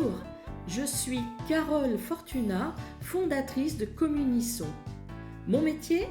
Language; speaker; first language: French; native; French